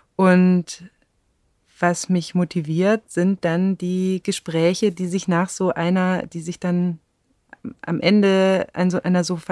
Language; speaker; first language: German; native; German